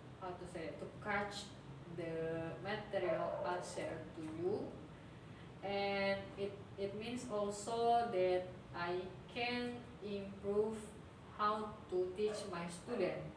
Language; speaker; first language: English; non-native, learner; Indonesian